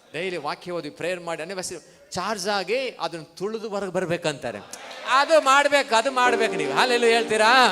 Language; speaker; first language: Kannada; non-native, local second language; Tamil